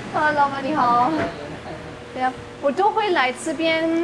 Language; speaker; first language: Chinese; non-native, fluent; German